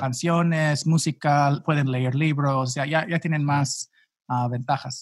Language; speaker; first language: Spanish; non-native, fluent; English